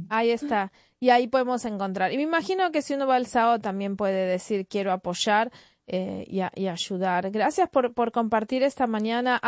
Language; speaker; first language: Spanish; native; Spanish